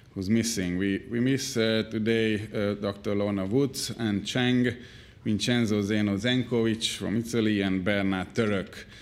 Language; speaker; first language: English; non-native, fluent; Hungarian